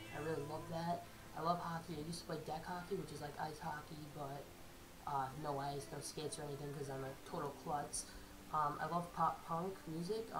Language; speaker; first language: English; native; English